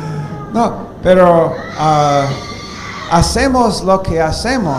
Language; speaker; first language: Spanish; non-native, fluent; English